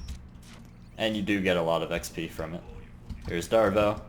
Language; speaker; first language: English; native; English